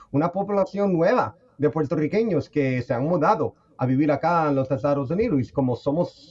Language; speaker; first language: Spanish; early bilingual, heritage; Spanish